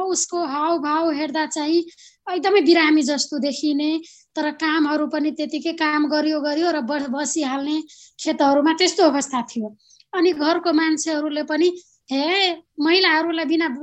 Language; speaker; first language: Nepali; native; Nepali